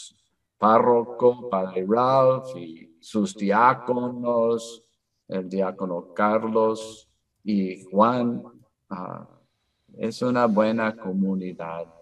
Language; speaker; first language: Spanish; non-native, fluent; English